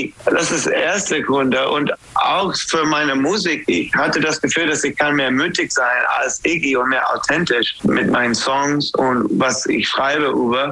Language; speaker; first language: German; non-native, learner; English